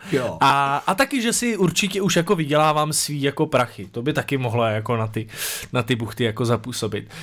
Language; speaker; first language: Czech; native; Czech